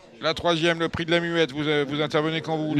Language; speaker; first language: French; native; French